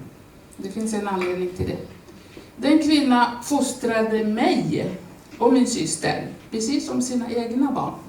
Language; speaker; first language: Swedish; non-native, fluent; Swahili